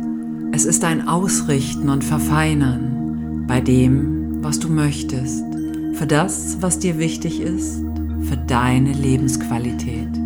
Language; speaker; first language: German; native; German